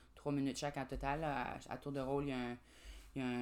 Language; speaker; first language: French; native; French